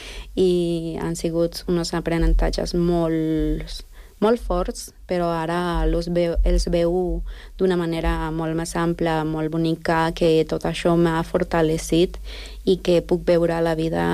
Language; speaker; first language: Catalan; non-native, fluent; Spanish